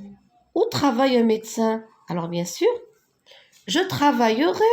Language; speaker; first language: French; non-native, local second language; Arabic